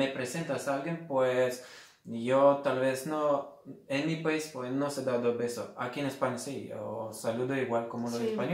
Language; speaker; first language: Spanish; non-native, fluent; Lithuanian